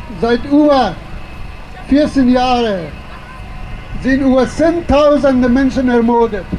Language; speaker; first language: German; non-native, fluent; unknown